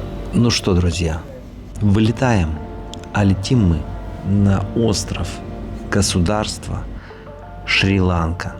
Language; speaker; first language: Russian; native; Russian